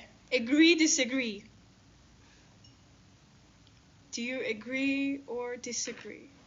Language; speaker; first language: English; non-native, fluent; Persian